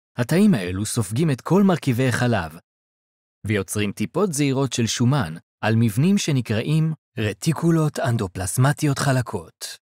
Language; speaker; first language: Hebrew; native; Hebrew